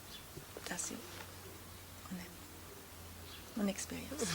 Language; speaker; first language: French; non-native, fluent; English